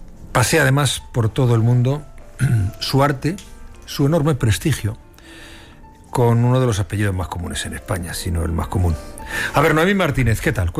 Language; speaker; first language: Spanish; native; Spanish